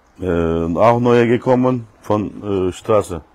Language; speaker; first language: German; non-native, learner; Turkish